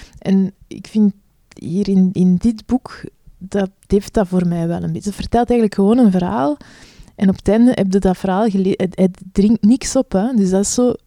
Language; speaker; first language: Dutch; native; Dutch